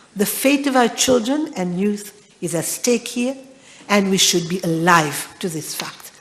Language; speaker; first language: English; non-native, local second language; Morisyen